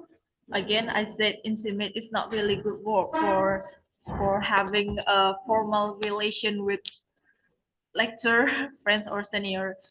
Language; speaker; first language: English; non-native, learner; Indonesian